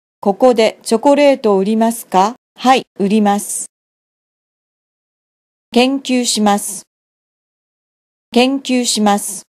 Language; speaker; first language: Japanese; non-native, fluent; Vietnamese